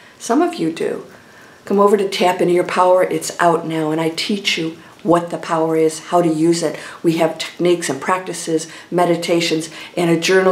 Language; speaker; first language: English; native; English